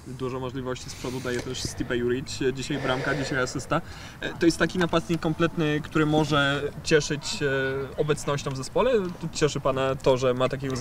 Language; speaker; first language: Polish; native; Polish